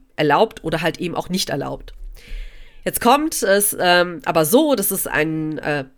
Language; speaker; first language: German; native; German